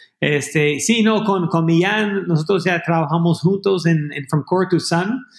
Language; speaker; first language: Spanish; non-native, fluent; English